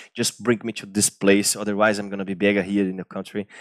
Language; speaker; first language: English; non-native, fluent; Portuguese